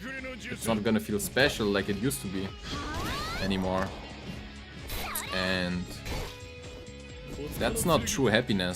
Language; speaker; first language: English; non-native, fluent; German